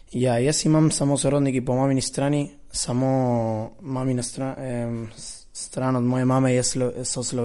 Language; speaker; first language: Slovenian; early bilingual, heritage; Spanish